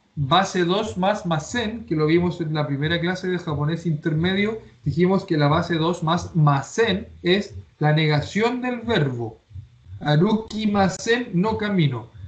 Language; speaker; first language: Spanish; native; Spanish